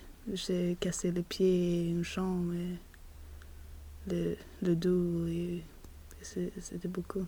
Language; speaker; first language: French; non-native, learner; Swedish